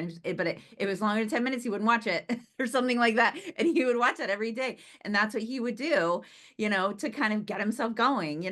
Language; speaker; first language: English; native; English